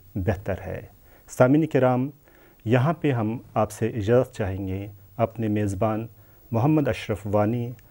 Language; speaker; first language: Urdu; non-native, local second language; Kashmiri